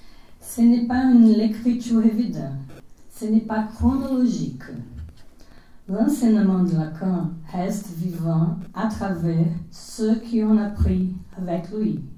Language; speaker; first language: French; non-native, fluent; Portuguese